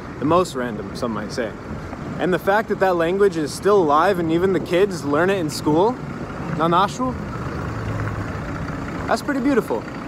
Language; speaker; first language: English; native; English